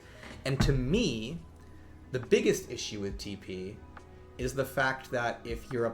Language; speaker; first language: English; native; English